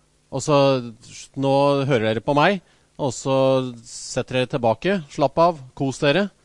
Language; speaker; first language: Norwegian; native; Norwegian